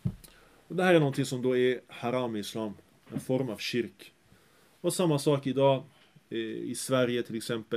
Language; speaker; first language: Swedish; early bilingual, other home language; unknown